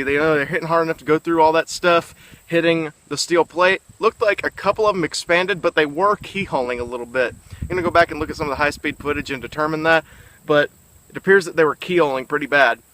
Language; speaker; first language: English; native; English